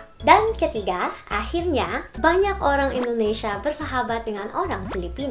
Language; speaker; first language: Indonesian; non-native, learner; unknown